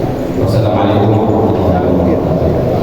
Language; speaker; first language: Indonesian; native; Indonesian